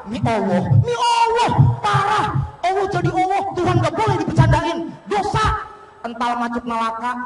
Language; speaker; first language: Indonesian; native; Indonesian